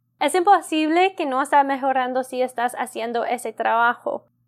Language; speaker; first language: Spanish; non-native, learner; English